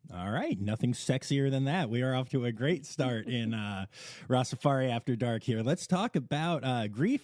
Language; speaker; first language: English; native; English